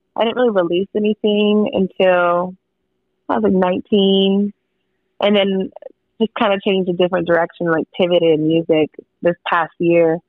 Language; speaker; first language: English; native; English